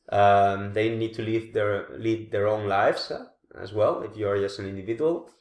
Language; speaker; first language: English; non-native, fluent; Spanish